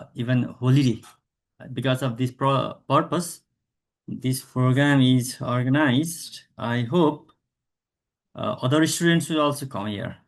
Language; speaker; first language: English; non-native, local second language; Nepali